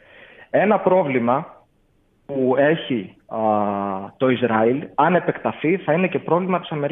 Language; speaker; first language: Greek; native; Greek